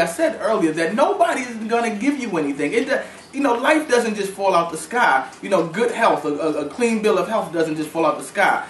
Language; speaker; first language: English; native; English